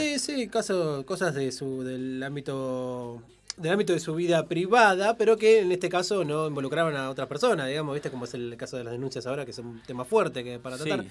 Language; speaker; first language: Spanish; native; Spanish